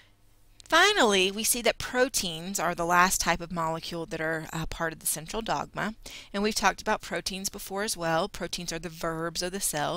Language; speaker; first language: English; native; English